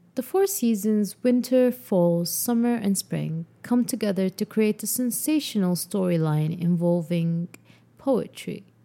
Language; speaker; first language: English; non-native, fluent; Arabic